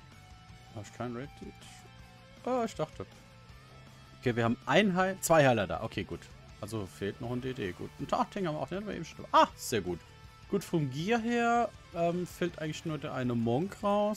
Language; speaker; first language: German; native; German